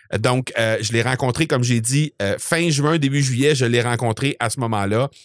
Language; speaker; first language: French; native; French